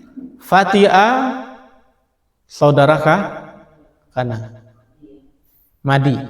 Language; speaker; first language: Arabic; non-native, fluent; Indonesian